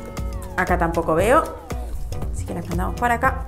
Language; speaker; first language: Spanish; native; Spanish